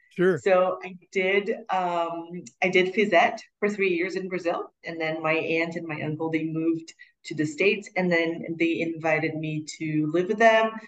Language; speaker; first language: English; non-native, fluent; Portuguese